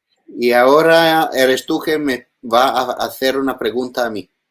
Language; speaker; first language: Spanish; non-native, learner; Italian